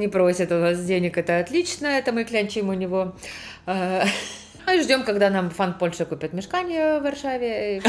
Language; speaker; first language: Polish; non-native, learner; Russian